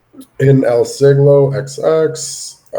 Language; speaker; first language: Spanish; non-native, learner; English